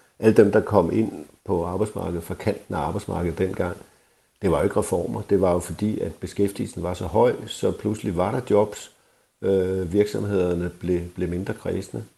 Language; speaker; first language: Danish; native; Danish